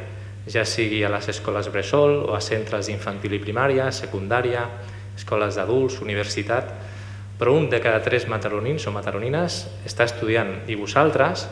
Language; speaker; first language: Catalan; native; Catalan